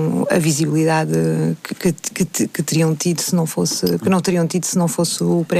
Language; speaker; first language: Portuguese; native; Portuguese